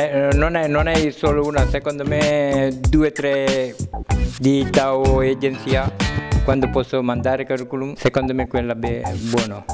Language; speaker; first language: Italian; non-native, learner; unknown